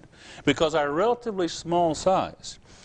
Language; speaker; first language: English; native; English